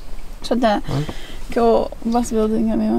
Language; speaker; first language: Japanese; non-native, learner; English